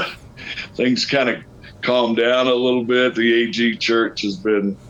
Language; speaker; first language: English; native; English